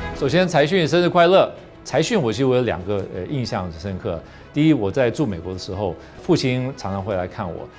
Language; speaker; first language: Chinese; non-native, fluent; English